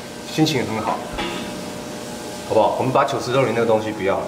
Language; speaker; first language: Chinese; native; Chinese